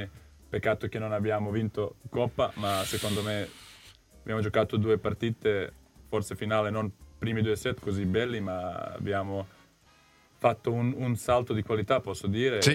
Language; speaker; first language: Italian; non-native, learner; Serbian